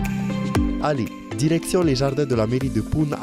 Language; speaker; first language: French; native; French